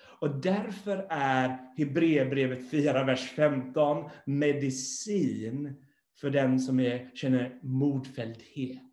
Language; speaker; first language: Swedish; non-native, fluent; English